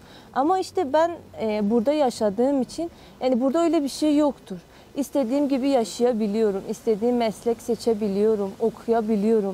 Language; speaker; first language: Turkish; non-native, fluent; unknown